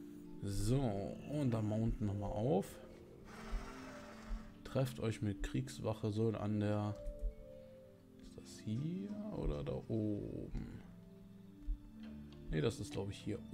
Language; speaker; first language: German; native; German